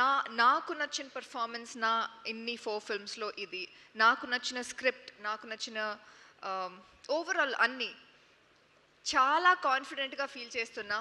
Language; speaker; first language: Telugu; non-native, fluent; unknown